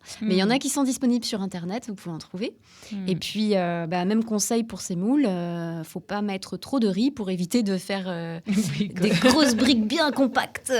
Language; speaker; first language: French; native; French